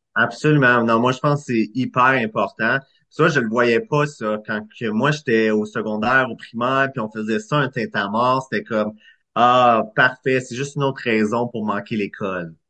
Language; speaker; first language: French; native; French